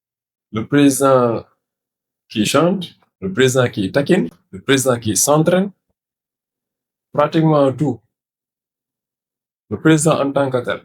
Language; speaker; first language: French; non-native, local second language; Wolof